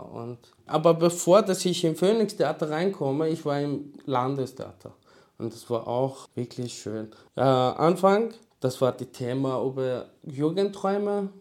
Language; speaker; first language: German; non-native, learner; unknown